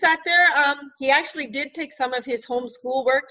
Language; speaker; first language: English; native; English